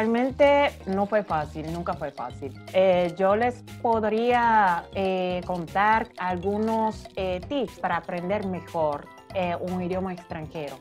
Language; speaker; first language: Spanish; non-native, fluent; Japanese